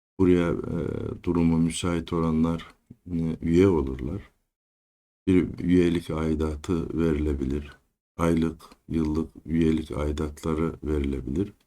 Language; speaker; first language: Turkish; native; Turkish